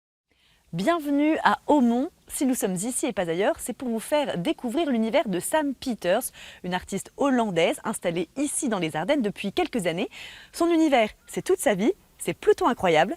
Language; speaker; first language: French; native; French